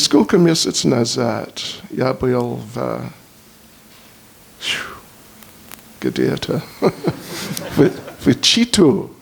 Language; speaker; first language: Russian; non-native, learner; English